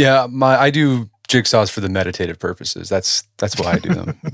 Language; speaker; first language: English; native; English